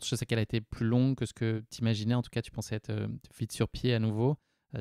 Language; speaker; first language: French; native; French